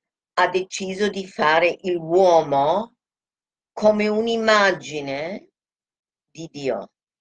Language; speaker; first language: Italian; non-native, fluent; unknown